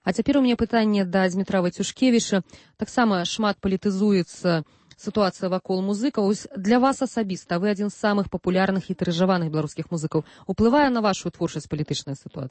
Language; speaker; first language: Belarusian; native; Belarusian